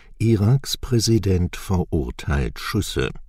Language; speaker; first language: German; native; German